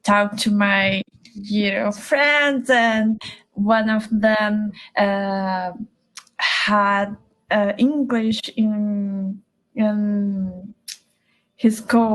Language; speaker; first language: English; non-native, learner; Portuguese